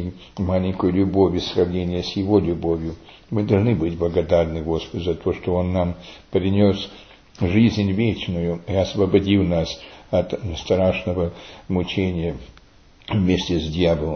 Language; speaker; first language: Russian; early bilingual, heritage; Russian